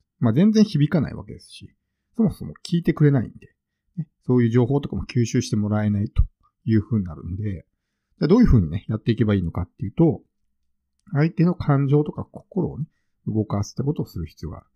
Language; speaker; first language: Japanese; native; Japanese